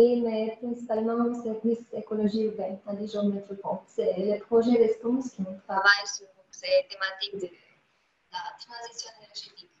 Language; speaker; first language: French; non-native, fluent; Romanian